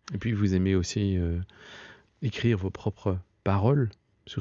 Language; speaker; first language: French; native; French